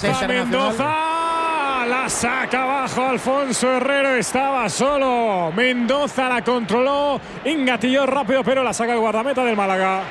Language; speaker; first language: Spanish; native; Spanish